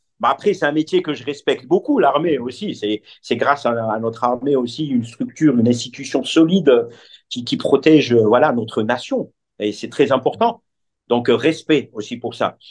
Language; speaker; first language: French; non-native, local second language; Arabic